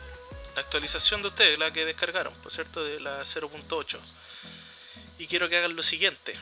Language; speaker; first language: Spanish; native; Spanish